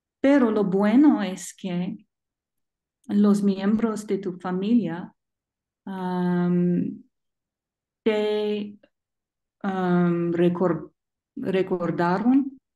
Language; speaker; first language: Spanish; non-native, learner; English